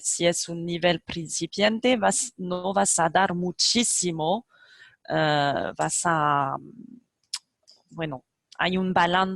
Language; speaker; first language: Spanish; non-native, fluent; French